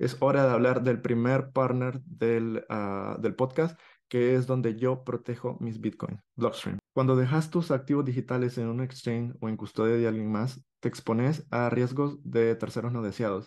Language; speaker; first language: Spanish; native; Spanish